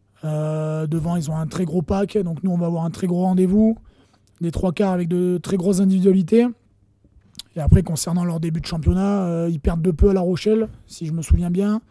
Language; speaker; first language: French; native; French